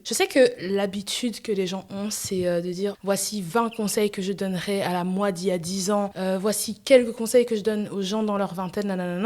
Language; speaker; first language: French; native; French